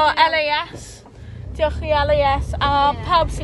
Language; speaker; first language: Welsh; native; Welsh